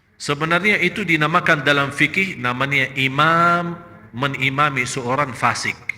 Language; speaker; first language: Malay; non-native, fluent; Arabic